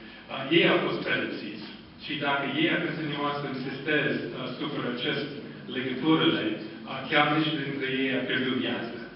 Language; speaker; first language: Romanian; non-native, fluent; English